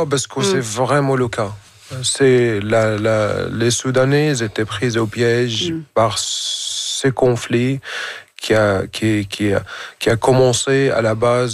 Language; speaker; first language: French; non-native, fluent; Arabic